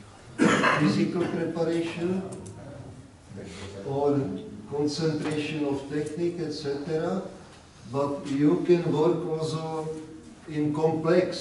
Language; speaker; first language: English; non-native, learner; Czech